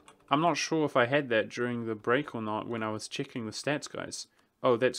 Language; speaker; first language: English; native; English